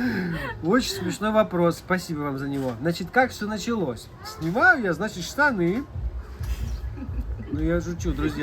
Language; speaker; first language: Russian; native; Russian